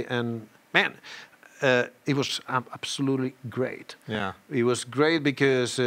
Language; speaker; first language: English; non-native, learner; Spanish